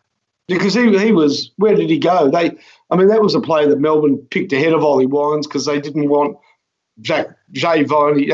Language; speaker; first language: English; native; English